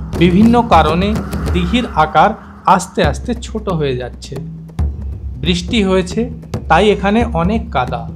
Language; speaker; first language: Bangla; non-native, fluent; Hindi